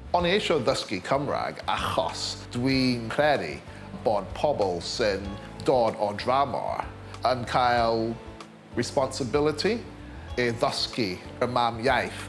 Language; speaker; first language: Welsh; non-native, learner; English